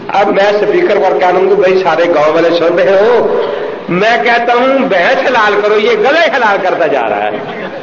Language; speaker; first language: Urdu; non-native, local second language; Punjabi